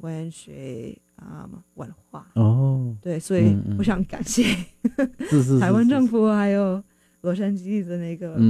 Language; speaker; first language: Chinese; non-native, fluent; English